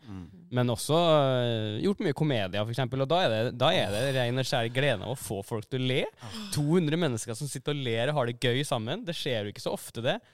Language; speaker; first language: Norwegian; native; Norwegian